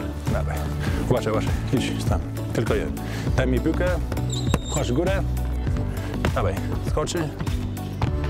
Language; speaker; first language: Polish; non-native, learner; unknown